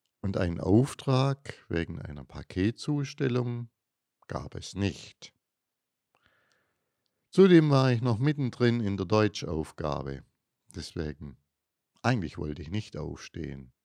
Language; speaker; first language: German; native; German